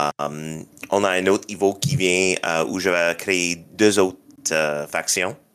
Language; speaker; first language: French; non-native, local second language; English